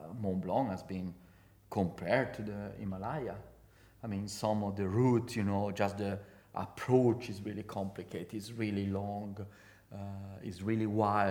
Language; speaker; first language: English; non-native, fluent; Italian